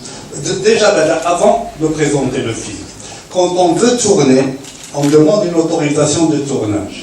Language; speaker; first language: French; non-native, local second language; Arabic